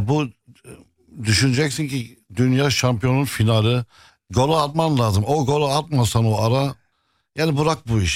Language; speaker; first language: Turkish; non-native, fluent; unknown